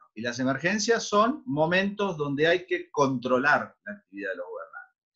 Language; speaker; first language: Spanish; native; Spanish